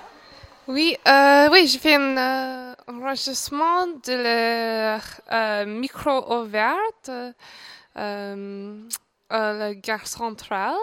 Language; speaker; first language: French; non-native, learner; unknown